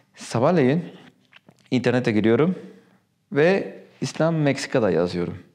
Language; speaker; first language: Turkish; non-native, fluent; Spanish